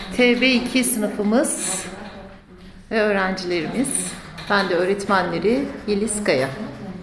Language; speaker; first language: Turkish; non-native, fluent; Kyrgyz